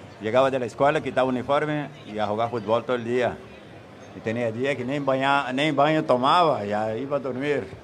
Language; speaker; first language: Spanish; non-native, fluent; Portuguese